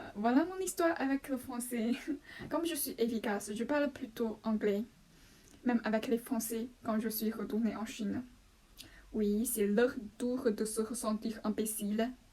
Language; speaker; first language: French; non-native, fluent; Chinese